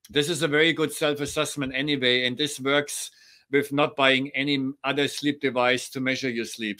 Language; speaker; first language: English; non-native, fluent; German